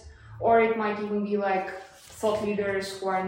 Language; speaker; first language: English; non-native, fluent; Bulgarian